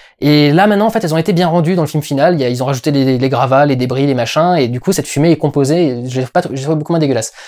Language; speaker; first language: French; native; French